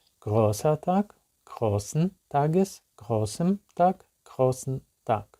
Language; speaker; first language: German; non-native, learner; Ukrainian